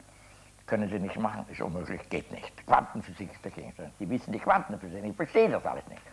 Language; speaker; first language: German; native; German